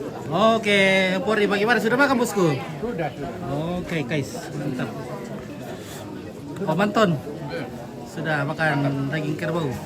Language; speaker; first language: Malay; non-native, local second language; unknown